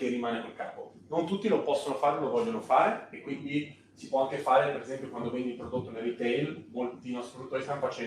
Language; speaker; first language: Italian; native; Italian